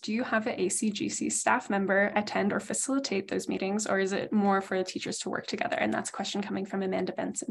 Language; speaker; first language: English; native; English